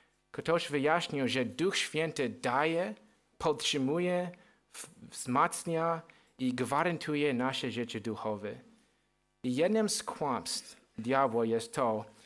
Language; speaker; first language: Polish; non-native, fluent; English